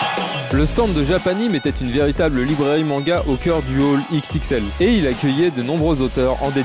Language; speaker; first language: French; native; French